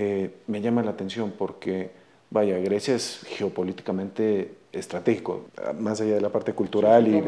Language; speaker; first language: Spanish; native; Spanish